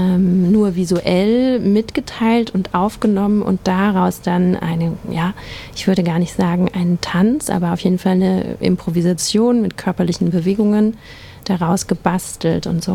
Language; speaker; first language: German; native; German